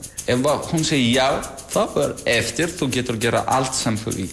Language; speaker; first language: Icelandic; non-native, learner; Russian